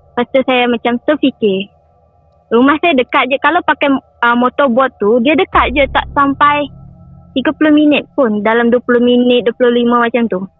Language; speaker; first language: Malay; non-native, local second language; Iban